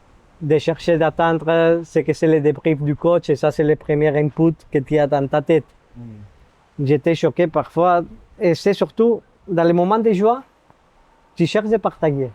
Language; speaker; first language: French; non-native, fluent; Spanish